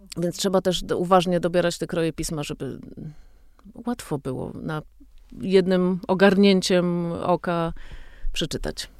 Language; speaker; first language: Polish; native; Polish